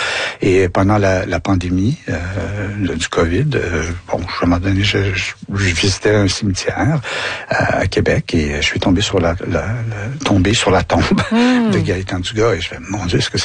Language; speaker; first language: French; native; French